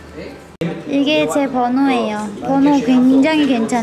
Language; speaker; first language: Korean; native; Korean